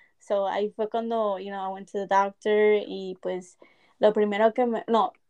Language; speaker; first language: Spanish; early bilingual, heritage; Spanish